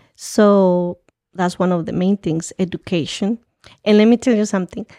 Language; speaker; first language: English; early bilingual, other home language; Spanish